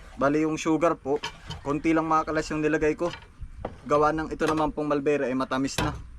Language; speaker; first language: Filipino; native; Filipino